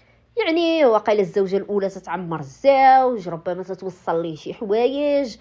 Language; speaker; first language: Arabic; native; Arabic